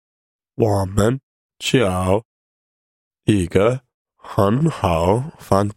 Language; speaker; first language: Chinese; non-native, learner; English